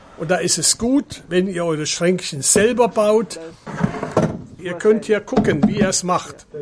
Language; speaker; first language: German; native; German